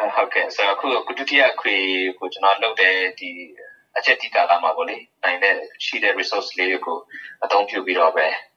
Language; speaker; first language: Burmese; non-native, local second language; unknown